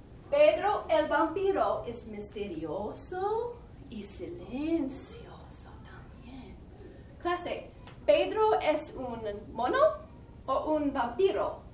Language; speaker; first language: Spanish; non-native, fluent; English